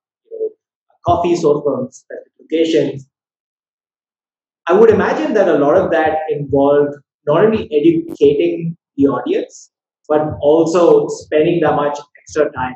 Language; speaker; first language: English; non-native, local second language; Tamil